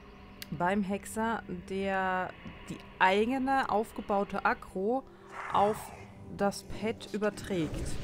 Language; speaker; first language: German; native; German